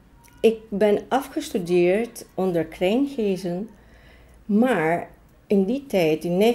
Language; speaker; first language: Dutch; non-native, fluent; Greek